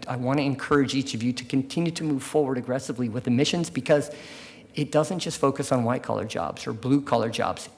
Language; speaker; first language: English; native; English